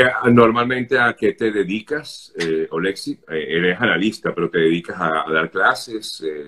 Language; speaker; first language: Spanish; native; Spanish